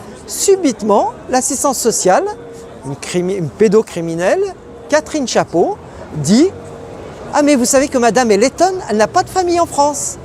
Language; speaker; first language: French; native; French